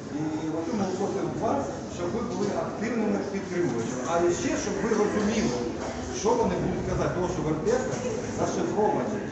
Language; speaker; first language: Ukrainian; non-native, local second language; Russian